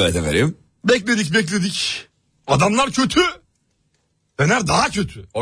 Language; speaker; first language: Turkish; native; Turkish